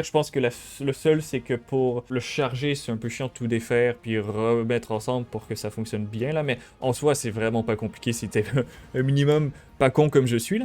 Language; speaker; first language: French; native; French